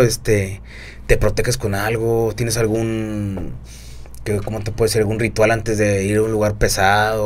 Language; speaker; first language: Spanish; native; Spanish